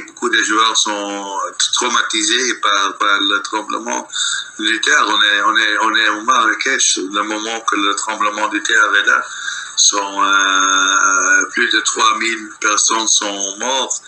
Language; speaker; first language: French; non-native, local second language; Dutch